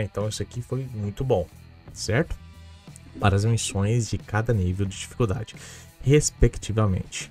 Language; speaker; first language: Portuguese; native; Portuguese